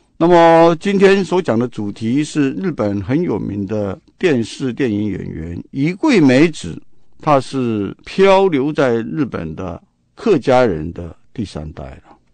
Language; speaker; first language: Chinese; non-native, local second language; Min Nan Chinese